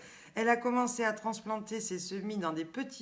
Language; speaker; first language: French; native; French